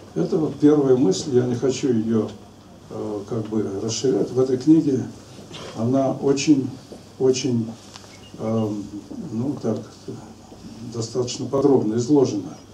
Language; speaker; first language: Russian; native; Russian